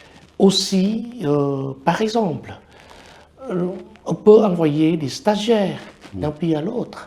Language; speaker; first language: French; non-native, fluent; Vietnamese